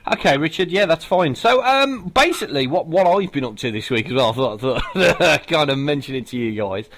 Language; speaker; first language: English; native; English